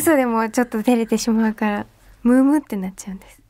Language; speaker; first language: Japanese; native; Japanese